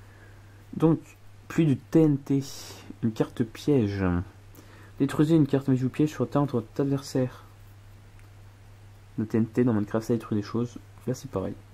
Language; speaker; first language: French; native; French